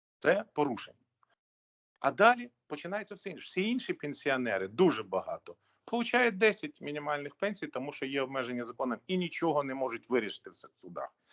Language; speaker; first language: Ukrainian; native; Ukrainian